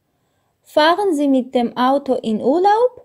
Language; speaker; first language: German; non-native, fluent; Armenian